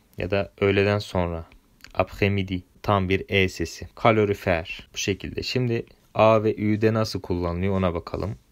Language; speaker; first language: Turkish; native; Turkish